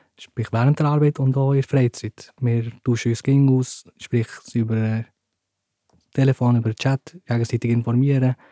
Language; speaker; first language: German; early bilingual, other home language; Turkish